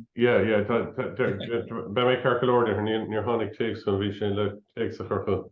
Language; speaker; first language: Irish; non-native, local second language; English